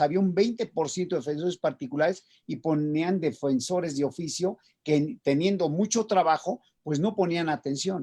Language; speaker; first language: Spanish; native; Spanish